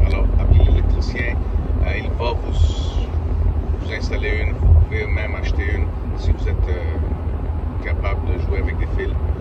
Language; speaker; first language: French; native; French